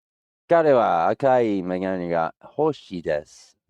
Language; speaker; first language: Japanese; non-native, learner; English